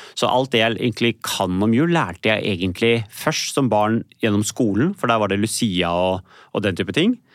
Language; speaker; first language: Norwegian; early bilingual, other home language; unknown